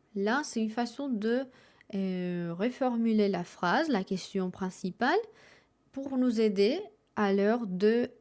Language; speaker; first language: French; non-native, fluent; Spanish